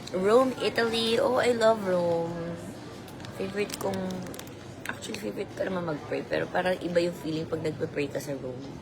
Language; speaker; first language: Filipino; non-native, local second language; Cebuano